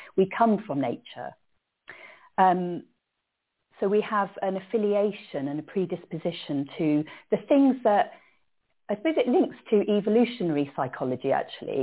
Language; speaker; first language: English; native; English